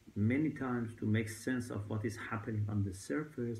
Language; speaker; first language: English; non-native, fluent; Persian